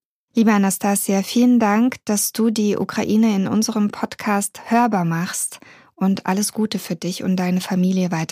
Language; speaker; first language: German; native; German